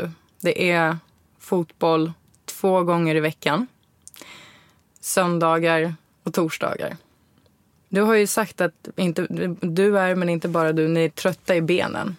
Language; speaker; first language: Swedish; native; Swedish